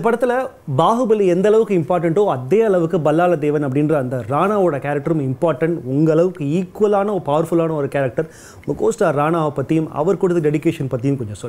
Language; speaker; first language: Tamil; native; Tamil